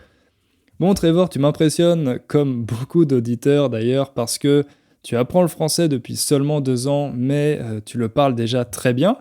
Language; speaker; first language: French; native; French